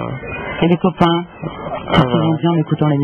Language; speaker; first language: French; native; French